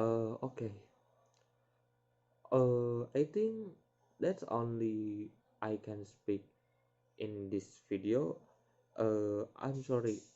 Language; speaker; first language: English; non-native, learner; Indonesian